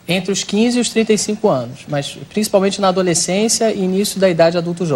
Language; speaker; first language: Portuguese; native; Portuguese